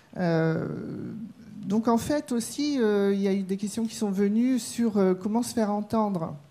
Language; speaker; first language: French; native; French